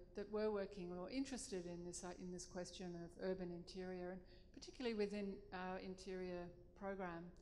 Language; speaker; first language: English; native; English